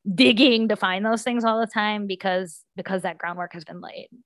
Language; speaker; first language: English; native; English